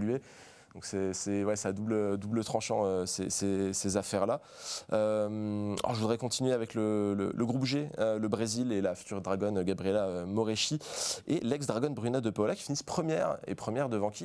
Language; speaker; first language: French; native; French